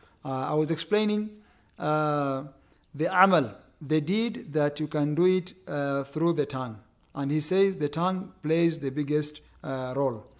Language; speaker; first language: English; non-native, local second language; Swahili